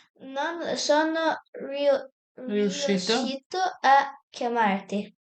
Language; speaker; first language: Italian; non-native, learner; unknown